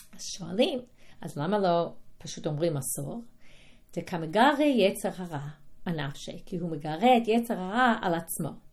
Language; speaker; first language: Hebrew; non-native, fluent; English